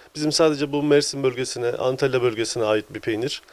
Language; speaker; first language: Turkish; native; Turkish